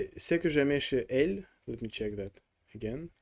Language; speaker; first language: French; non-native, learner; Russian